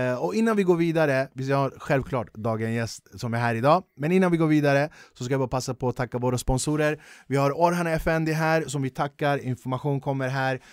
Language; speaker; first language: Swedish; early bilingual, other home language; Kurdish